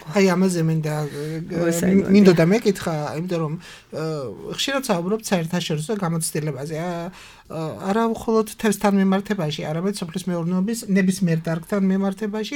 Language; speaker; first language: Georgian; native; Georgian